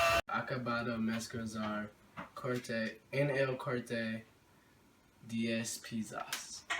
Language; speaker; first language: Spanish; non-native, learner; English